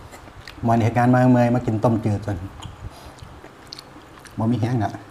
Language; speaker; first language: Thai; non-native, local second language; Northeastern Thai